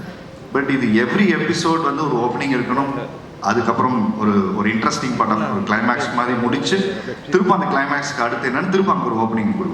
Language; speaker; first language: Tamil; native; Tamil